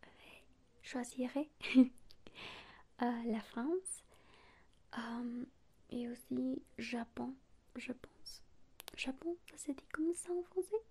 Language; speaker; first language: French; non-native, learner; Spanish